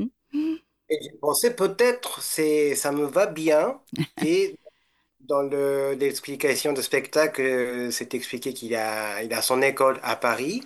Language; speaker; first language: French; non-native, fluent; Japanese